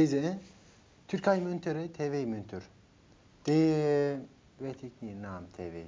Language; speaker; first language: Dutch; non-native, learner; Turkish